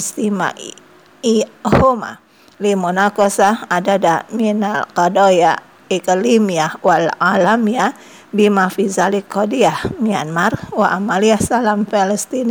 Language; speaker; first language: Arabic; non-native, fluent; Indonesian